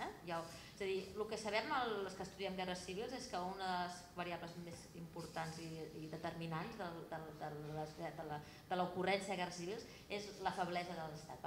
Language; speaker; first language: Catalan; native; Catalan